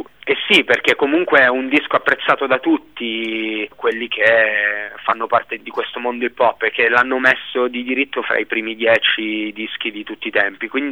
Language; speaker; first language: Italian; native; Italian